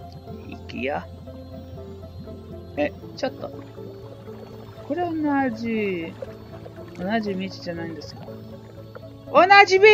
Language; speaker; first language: Japanese; non-native, learner; English